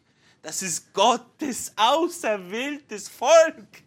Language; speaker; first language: German; non-native, fluent; English